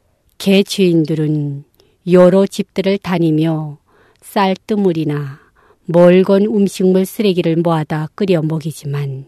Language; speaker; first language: Korean; non-native, local second language; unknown